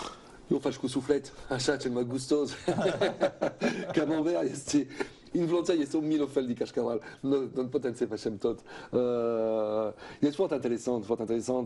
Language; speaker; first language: Romanian; non-native, learner; French